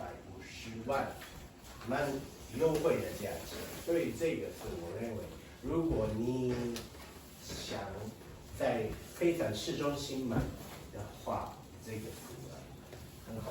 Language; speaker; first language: Chinese; non-native, fluent; Japanese